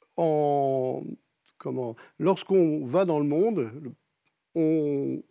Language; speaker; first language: French; native; French